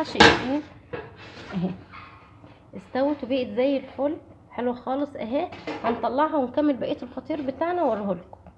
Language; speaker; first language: Arabic; native; Arabic